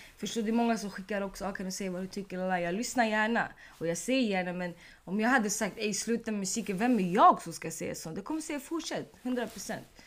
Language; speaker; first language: Swedish; early bilingual, other home language; Arabic